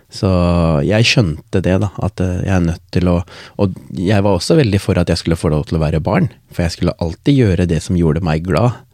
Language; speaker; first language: Norwegian; non-native, local second language; Tamil